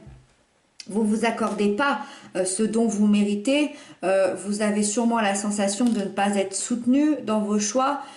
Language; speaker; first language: French; native; French